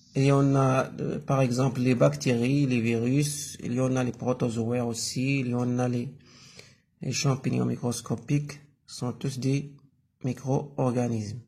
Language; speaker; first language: French; non-native, local second language; Arabic